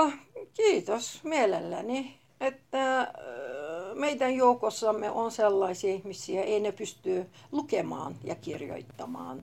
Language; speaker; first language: Finnish; non-native, fluent; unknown